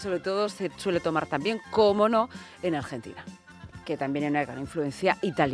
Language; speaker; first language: Spanish; native; Spanish